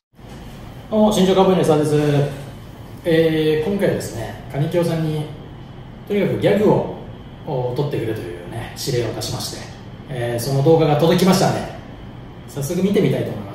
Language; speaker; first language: Japanese; native; Japanese